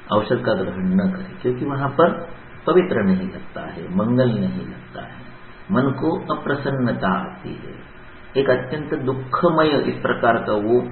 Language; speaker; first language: Hindi; non-native, local second language; Marathi